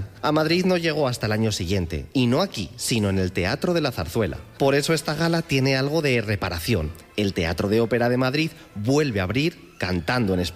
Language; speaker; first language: Spanish; native; Spanish